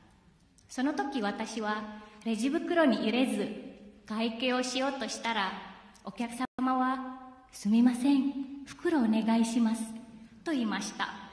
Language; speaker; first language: Japanese; non-native, fluent; Indonesian